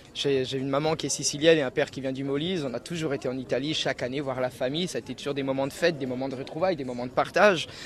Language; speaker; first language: French; native; French